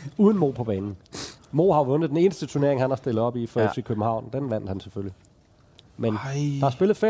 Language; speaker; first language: Danish; native; Danish